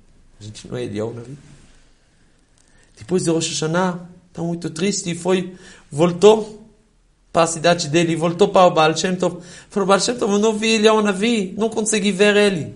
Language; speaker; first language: Portuguese; non-native, fluent; Hebrew